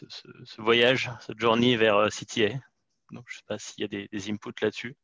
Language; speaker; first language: French; native; French